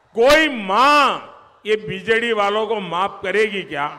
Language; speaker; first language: Hindi; non-native, local second language; Gujarati